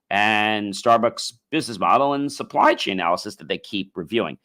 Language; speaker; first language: English; native; English